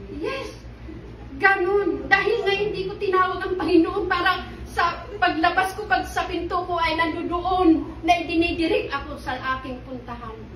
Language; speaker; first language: Filipino; non-native, local second language; Iloko